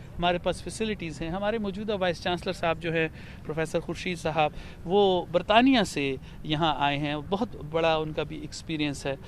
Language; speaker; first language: Urdu; non-native, local second language; Pashto